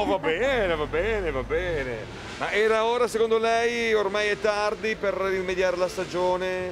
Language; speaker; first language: Italian; native; Italian